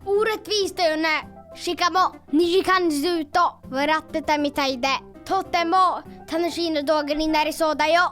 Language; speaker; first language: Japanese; early bilingual, heritage; Japanese